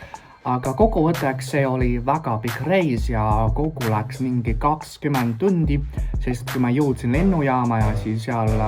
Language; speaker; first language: Estonian; non-native, fluent; Chinese